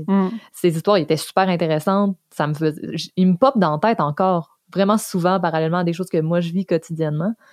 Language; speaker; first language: French; native; French